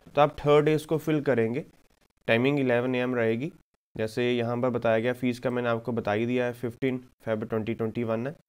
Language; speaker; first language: Hindi; non-native, local second language; Punjabi